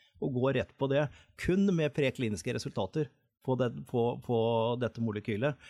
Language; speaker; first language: Norwegian; native; Norwegian